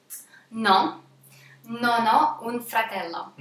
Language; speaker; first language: Italian; non-native, learner; Russian